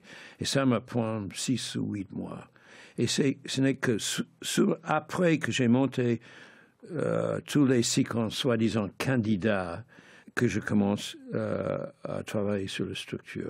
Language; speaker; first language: French; non-native, fluent; English